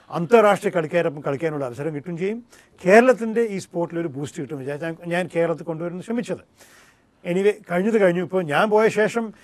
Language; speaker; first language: Malayalam; early bilingual, heritage; Malayalam